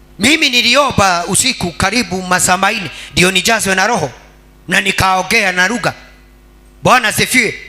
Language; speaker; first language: Swahili; non-native, local second language; Kikuyu